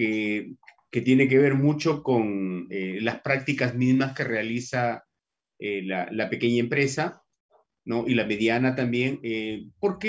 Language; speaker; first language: Spanish; native; Spanish